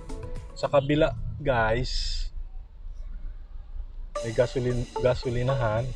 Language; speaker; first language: Filipino; non-native, local second language; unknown